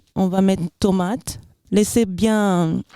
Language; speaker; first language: French; non-native, learner; Portuguese